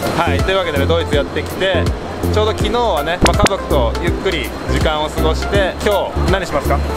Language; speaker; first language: Japanese; native; Japanese